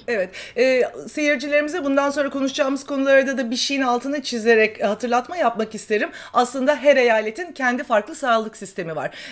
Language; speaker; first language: Turkish; native; Turkish